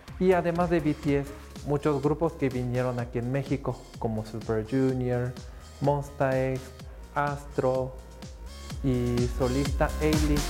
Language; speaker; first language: Spanish; non-native, fluent; Korean